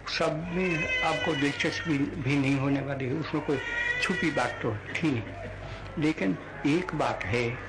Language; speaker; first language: Hindi; non-native, local second language; Gujarati